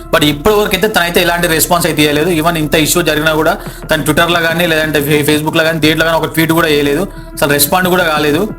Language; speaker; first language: Telugu; native; Telugu